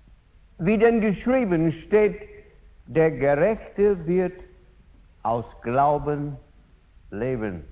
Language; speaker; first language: German; non-native, fluent; English